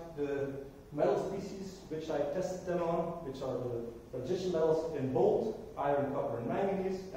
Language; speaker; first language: English; non-native, fluent; Dutch